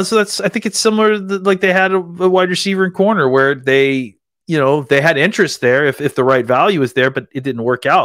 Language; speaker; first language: English; native; English